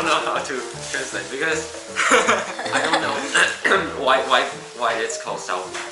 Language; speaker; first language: English; non-native, fluent; Chinese